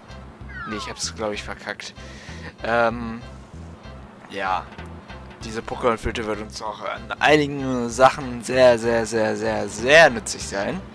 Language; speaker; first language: German; native; German